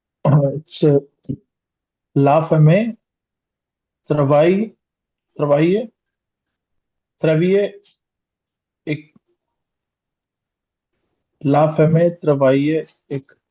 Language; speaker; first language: French; non-native, learner; Hindi